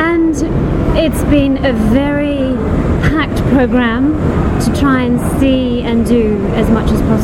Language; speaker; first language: English; native; English